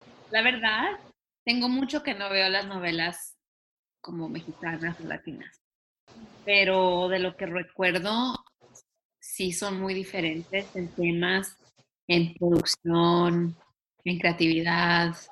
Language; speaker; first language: Spanish; early bilingual, heritage; Spanish